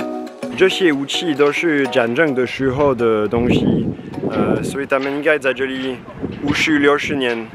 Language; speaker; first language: Chinese; non-native, fluent; French